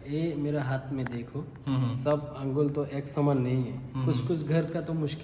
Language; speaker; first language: Hindi; non-native, learner; Bangla